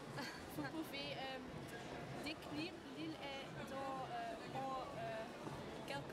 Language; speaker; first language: French; non-native, learner; Dutch